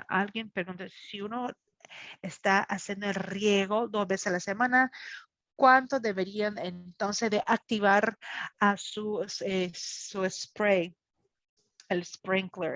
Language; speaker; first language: Spanish; non-native, fluent; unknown